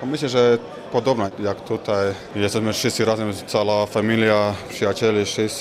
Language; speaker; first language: Polish; non-native, learner; Croatian